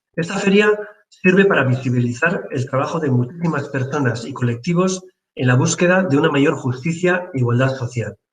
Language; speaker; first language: Spanish; native; Spanish